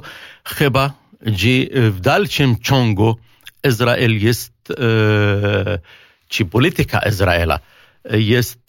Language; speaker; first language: Polish; non-native, fluent; Arabic